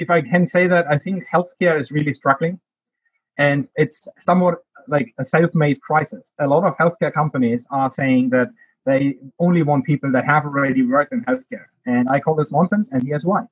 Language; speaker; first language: English; non-native, fluent; German